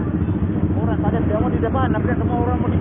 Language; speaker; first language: Malay; native; Malay